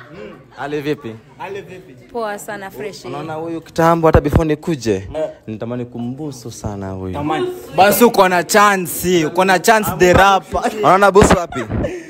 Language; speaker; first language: Swahili; native; Swahili